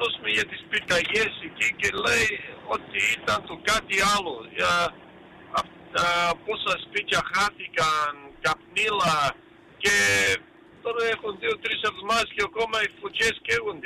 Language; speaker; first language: Greek; early bilingual, heritage; Greek